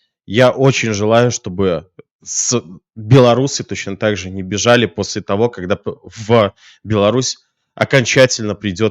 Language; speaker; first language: Russian; native; Russian